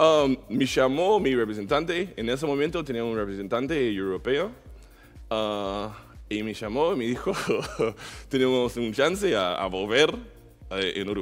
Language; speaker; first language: Spanish; non-native, learner; English